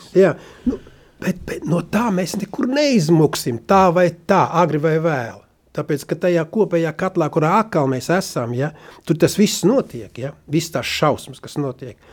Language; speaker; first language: Latvian; native; Latvian